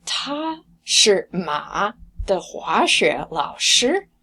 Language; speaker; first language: Chinese; non-native, fluent; English